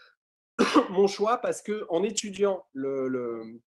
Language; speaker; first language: French; native; French